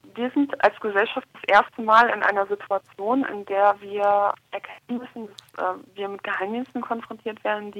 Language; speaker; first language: German; native; German